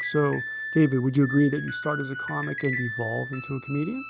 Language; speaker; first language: English; native; English